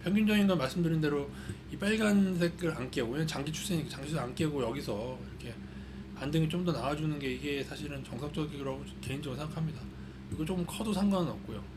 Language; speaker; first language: Korean; native; Korean